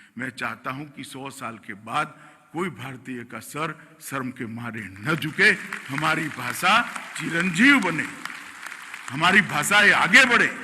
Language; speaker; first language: Hindi; non-native, local second language; Gujarati